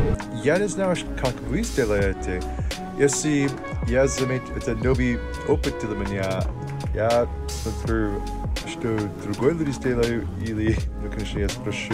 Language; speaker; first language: Russian; non-native, learner; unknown